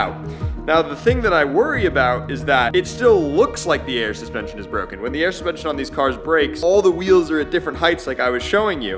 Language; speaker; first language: English; native; English